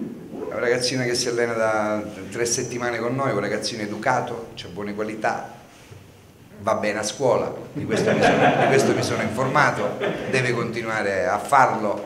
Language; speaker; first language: Italian; native; Italian